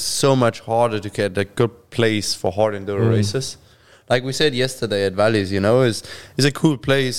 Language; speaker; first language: English; non-native, fluent; German